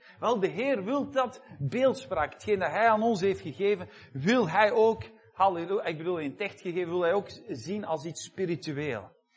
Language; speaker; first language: Dutch; native; Dutch